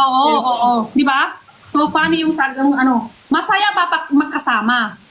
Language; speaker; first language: Filipino; non-native, learner; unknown